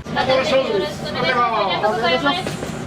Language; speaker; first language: Japanese; native; Japanese